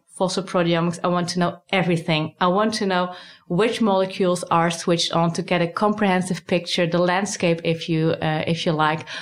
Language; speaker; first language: English; non-native, fluent; Dutch